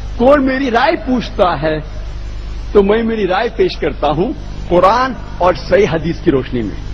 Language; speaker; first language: Urdu; non-native, local second language; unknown